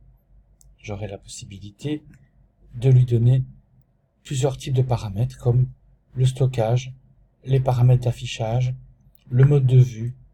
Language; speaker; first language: French; native; French